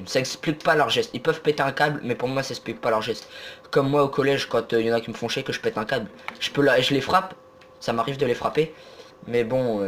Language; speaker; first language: French; native; French